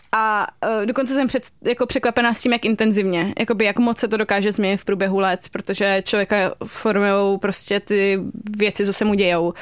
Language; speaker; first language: Czech; native; Czech